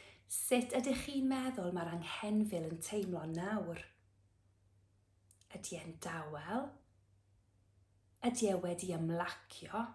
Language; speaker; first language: Welsh; non-native, local second language; English